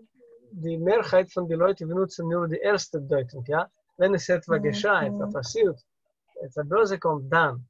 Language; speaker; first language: German; non-native, learner; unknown